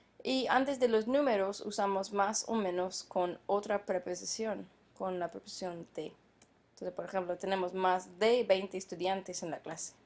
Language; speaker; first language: Spanish; non-native, fluent; English